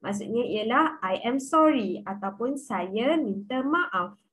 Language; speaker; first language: Malay; non-native, local second language; Chinese